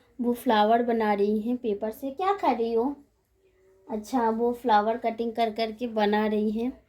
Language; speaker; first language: Hindi; non-native, local second language; Bangla